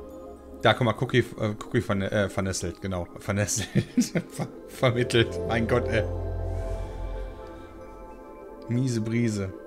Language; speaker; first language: German; native; German